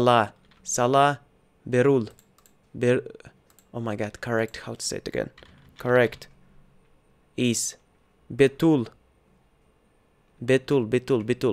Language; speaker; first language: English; non-native, learner; Russian